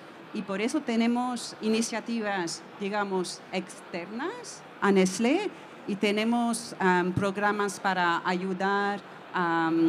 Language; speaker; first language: Spanish; non-native, fluent; French